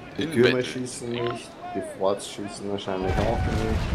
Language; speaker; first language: German; native; German